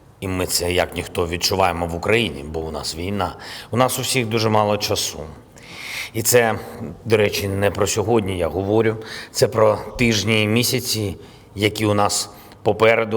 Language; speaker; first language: Ukrainian; non-native, local second language; Russian